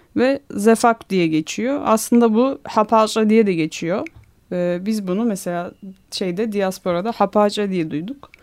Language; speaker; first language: Turkish; non-native, local second language; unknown